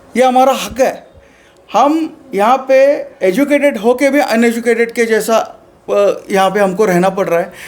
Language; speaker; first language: Hindi; non-native, local second language; Marathi